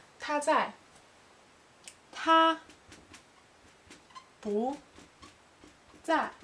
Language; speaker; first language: Chinese; non-native, learner; English